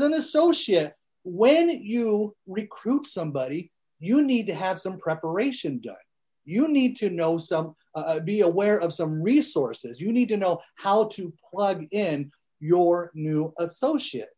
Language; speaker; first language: English; early bilingual, other home language; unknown